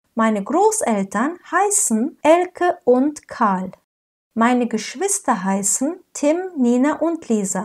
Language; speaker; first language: German; non-native, fluent; Turkish